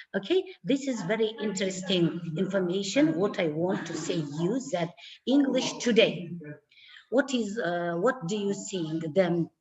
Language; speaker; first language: English; non-native, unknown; Kazakh